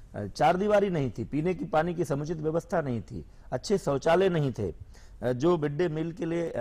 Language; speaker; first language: Hindi; native; Hindi